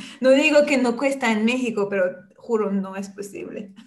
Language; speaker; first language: Spanish; non-native, fluent; French